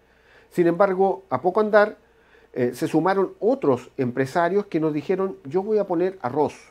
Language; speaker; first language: Spanish; native; Spanish